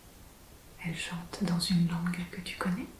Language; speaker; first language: French; native; French